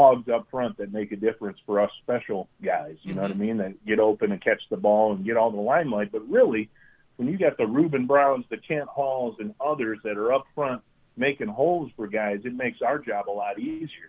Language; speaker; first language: English; native; English